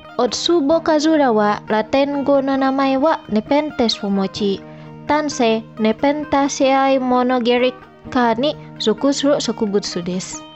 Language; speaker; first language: Japanese; non-native, fluent; Indonesian